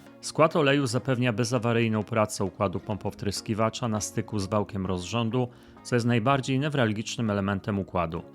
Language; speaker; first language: Polish; native; Polish